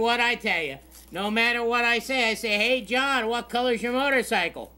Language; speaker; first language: English; native; English